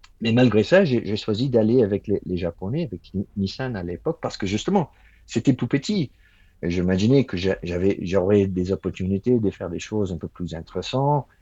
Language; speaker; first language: French; non-native, fluent; English